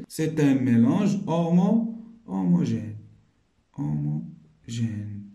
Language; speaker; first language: French; non-native, local second language; Arabic